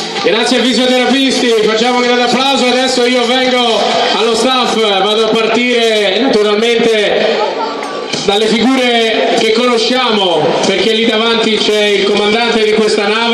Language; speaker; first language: Italian; native; Italian